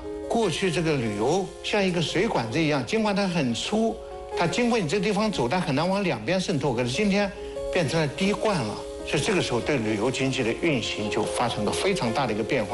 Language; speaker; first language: Chinese; native; Chinese